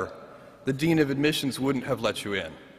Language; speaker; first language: English; native; English